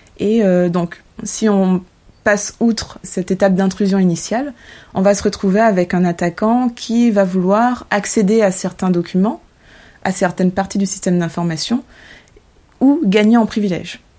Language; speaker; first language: French; native; French